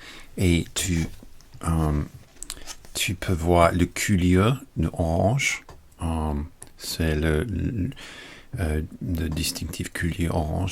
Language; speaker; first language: French; non-native, learner; English